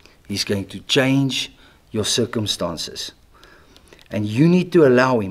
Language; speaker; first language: English; non-native, local second language; Afrikaans